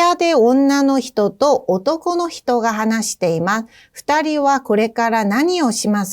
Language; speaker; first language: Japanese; non-native, fluent; Korean